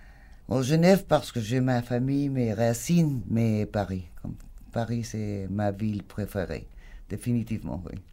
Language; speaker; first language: French; non-native, fluent; Spanish